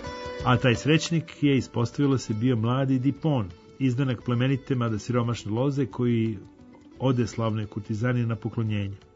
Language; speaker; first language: Croatian; native; Croatian